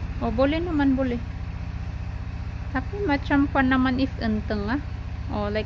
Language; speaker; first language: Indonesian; non-native, learner; Filipino